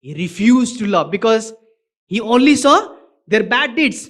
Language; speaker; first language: English; non-native, local second language; Nepali